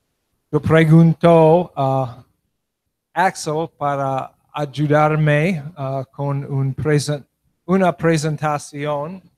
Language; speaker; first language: Spanish; non-native, learner; English